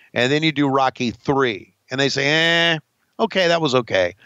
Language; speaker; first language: English; native; English